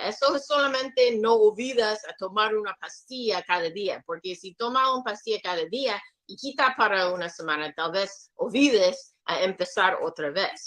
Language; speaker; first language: Spanish; non-native, learner; English